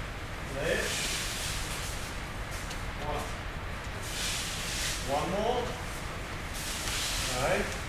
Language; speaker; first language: English; non-native, learner; Russian